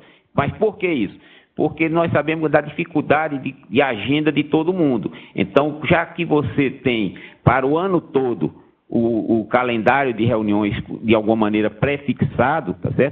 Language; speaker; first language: Portuguese; native; Portuguese